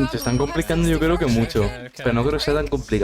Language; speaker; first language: Spanish; native; Spanish